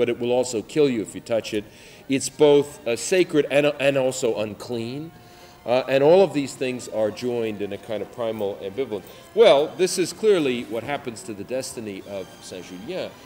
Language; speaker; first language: English; native; English